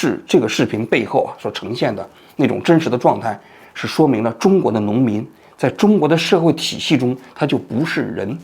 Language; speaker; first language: Chinese; native; Chinese